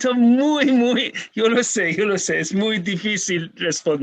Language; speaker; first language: Spanish; non-native, learner; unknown